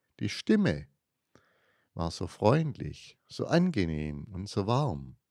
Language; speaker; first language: German; native; German